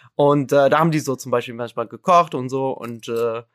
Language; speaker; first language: German; non-native, fluent; Arabic